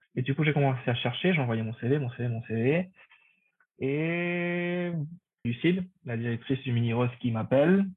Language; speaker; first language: French; non-native, fluent; Spanish